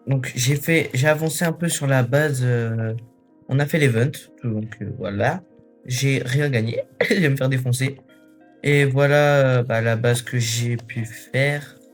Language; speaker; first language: French; native; French